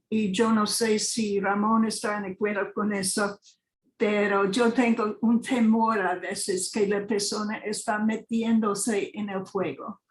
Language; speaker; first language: Spanish; non-native, fluent; English